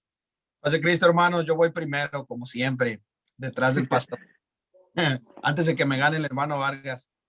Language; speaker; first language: Spanish; early bilingual, heritage; English